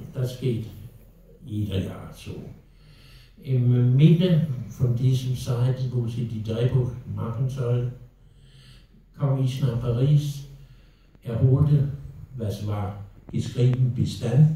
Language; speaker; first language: German; non-native, learner; Danish